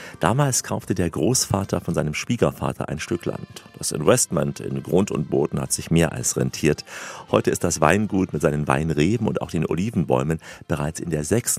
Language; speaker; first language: German; native; German